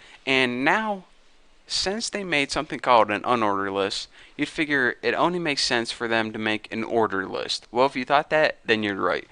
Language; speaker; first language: English; native; English